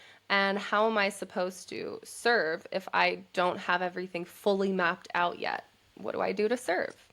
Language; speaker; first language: English; native; English